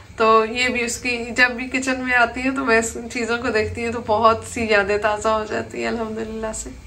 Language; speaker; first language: Urdu; non-native, local second language; Punjabi